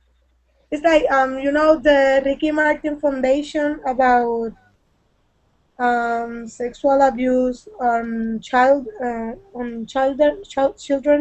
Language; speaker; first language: English; non-native, learner; Spanish